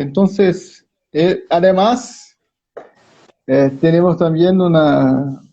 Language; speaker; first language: Spanish; non-native, fluent; Portuguese